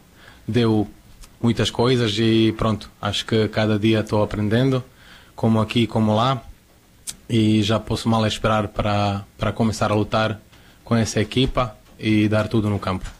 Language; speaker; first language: Portuguese; non-native, fluent; Croatian